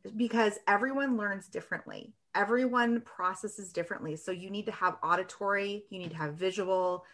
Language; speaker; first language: English; native; English